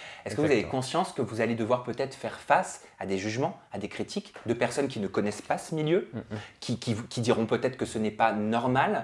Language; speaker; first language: French; native; French